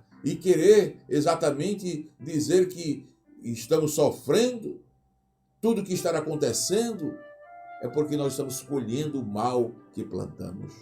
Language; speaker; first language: Portuguese; native; Portuguese